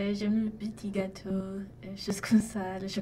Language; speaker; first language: French; non-native, learner; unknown